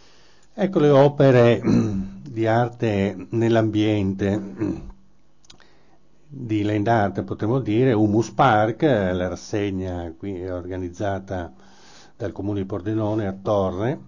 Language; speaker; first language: Italian; native; Italian